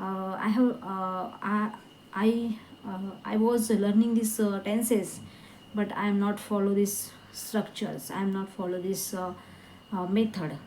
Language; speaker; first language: English; non-native, learner; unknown